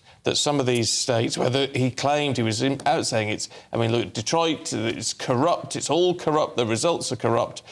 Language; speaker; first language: English; native; English